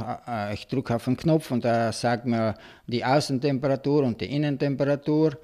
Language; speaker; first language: German; non-native, local second language; Italian